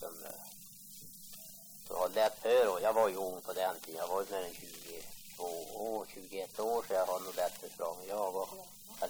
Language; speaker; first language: Swedish; native; Swedish